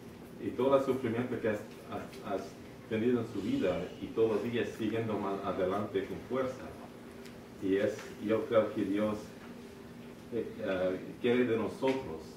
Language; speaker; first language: Spanish; early bilingual, heritage; Spanish